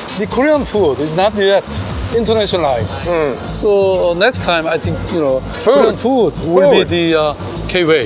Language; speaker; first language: English; non-native, learner; Korean